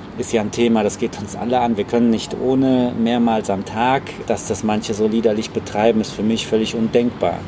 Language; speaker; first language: German; native; German